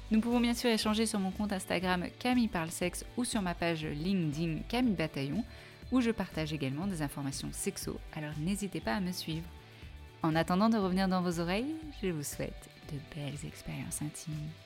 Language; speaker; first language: French; native; French